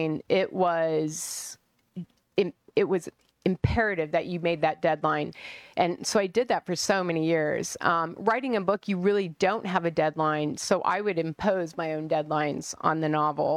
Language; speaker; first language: English; native; English